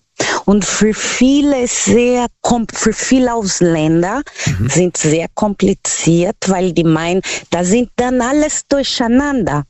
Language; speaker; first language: German; non-native, fluent; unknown